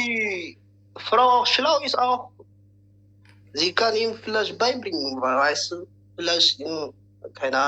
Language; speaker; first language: German; non-native, fluent; Tigrinya